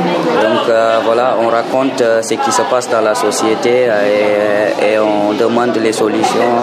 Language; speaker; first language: French; non-native, local second language; Fula